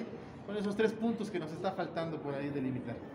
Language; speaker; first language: Spanish; native; Spanish